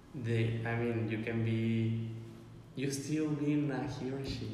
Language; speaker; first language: English; non-native, fluent; Spanish